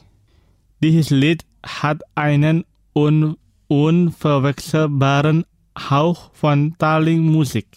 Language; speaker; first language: German; non-native, fluent; Indonesian